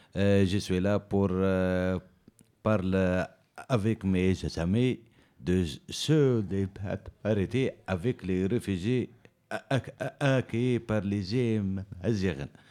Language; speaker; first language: French; non-native, learner; Berber languages